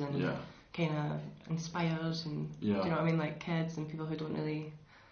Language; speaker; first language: English; native; English